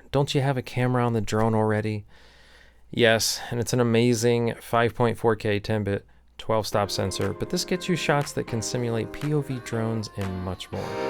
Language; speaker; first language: English; native; English